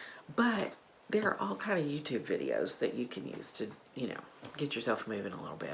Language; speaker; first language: English; native; English